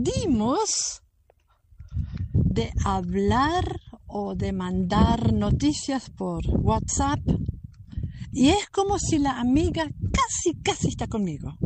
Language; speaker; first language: Spanish; non-native, fluent; German